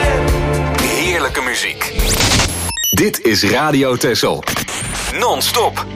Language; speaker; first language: Dutch; native; Dutch